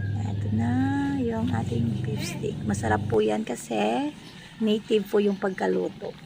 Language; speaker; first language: Filipino; non-native, local second language; Cebuano